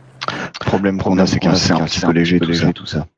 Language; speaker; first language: French; native; French